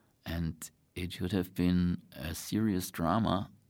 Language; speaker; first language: English; non-native, fluent; German